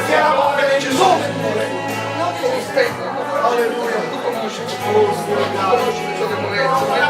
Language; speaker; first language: Italian; native; Italian